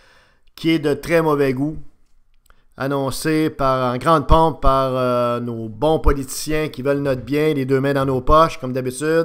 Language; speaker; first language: French; native; French